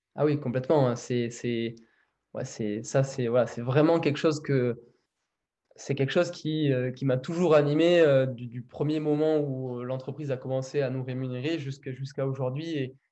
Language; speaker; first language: French; native; French